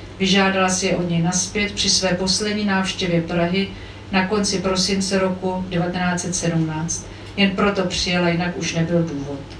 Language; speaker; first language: Czech; native; Czech